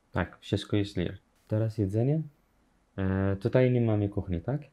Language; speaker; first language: Polish; non-native, learner; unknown